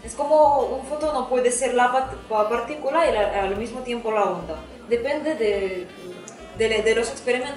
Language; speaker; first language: Spanish; non-native, fluent; Russian